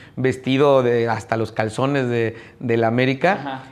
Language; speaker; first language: Spanish; native; Spanish